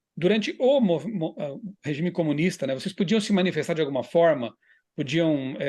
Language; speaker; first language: Portuguese; native; Portuguese